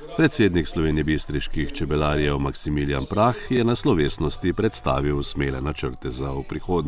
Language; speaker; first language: Slovenian; native; Slovenian